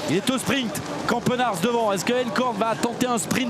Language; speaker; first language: French; native; French